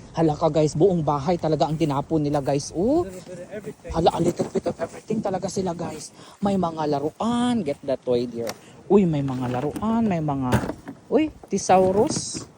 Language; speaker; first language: Filipino; non-native, local second language; Cebuano